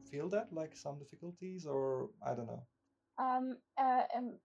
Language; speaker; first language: English; non-native, fluent; Turkish